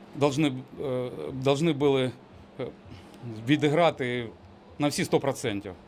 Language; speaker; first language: Ukrainian; non-native, local second language; Russian